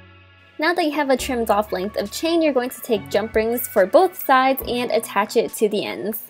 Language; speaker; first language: English; native; English